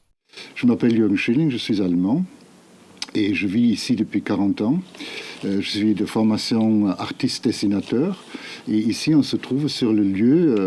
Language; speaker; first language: French; non-native, fluent; German